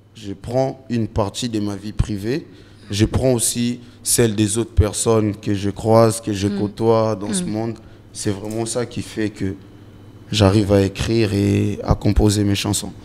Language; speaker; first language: French; non-native, local second language; Lingala